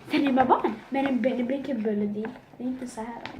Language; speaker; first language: Swedish; early bilingual, other home language; Turkish